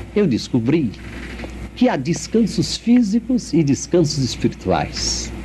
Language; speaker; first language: Portuguese; native; Portuguese